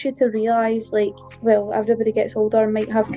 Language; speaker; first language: English; native; English